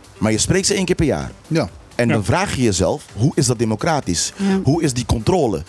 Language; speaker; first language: Dutch; non-native, local second language; Papiamento